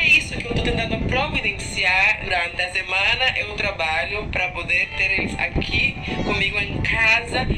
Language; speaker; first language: Portuguese; non-native, fluent; Spanish